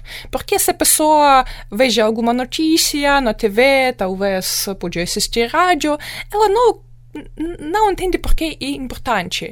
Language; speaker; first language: Portuguese; non-native, fluent; Ukrainian